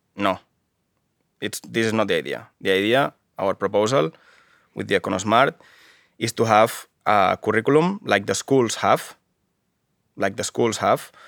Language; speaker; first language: English; non-native, fluent; Spanish